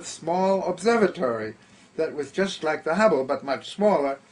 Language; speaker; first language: English; early bilingual, other home language; German